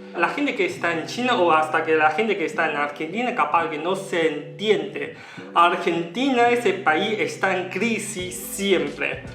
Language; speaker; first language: Spanish; non-native, learner; Chinese